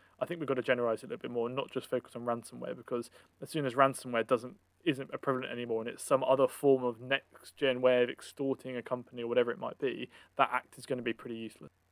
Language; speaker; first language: English; native; English